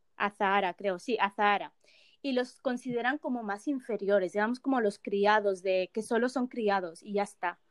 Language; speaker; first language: Spanish; early bilingual, other home language; Arabic